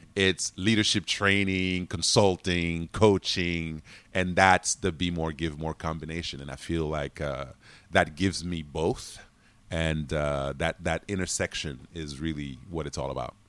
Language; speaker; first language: English; non-native, fluent; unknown